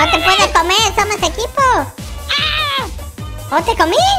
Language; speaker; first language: Spanish; native; Spanish